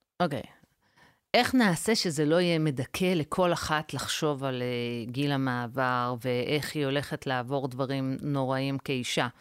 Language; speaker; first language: Hebrew; early bilingual, other home language; English